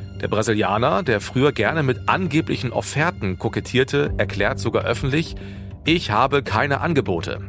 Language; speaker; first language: German; native; German